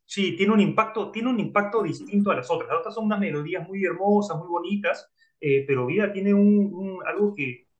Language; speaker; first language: Spanish; native; Spanish